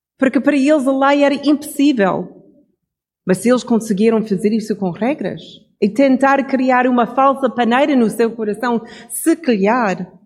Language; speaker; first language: Portuguese; non-native, fluent; English